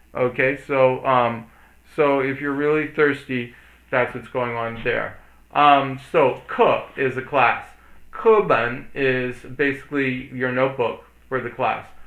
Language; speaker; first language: English; native; English